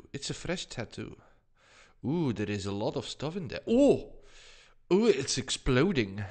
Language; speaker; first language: English; non-native, fluent; Dutch